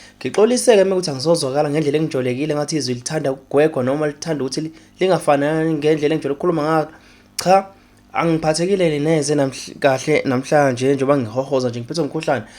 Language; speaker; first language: Zulu; native; Zulu